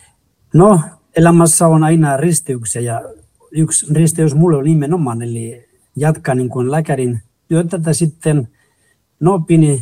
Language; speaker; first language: Finnish; non-native, fluent; Spanish